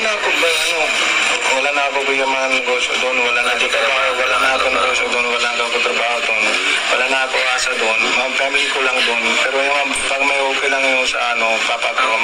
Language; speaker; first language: Filipino; non-native, learner; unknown